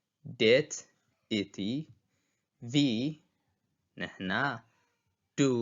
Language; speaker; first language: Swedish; non-native, fluent; Tigrinya